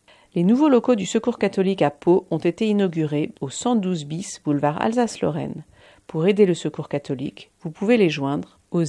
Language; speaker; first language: French; native; French